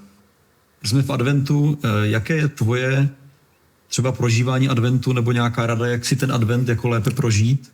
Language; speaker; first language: Czech; native; Czech